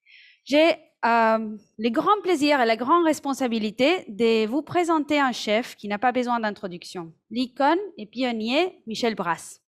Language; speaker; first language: French; non-native, fluent; Spanish